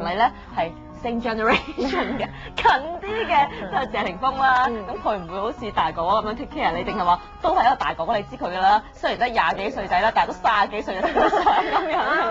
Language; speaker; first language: Cantonese; native; Cantonese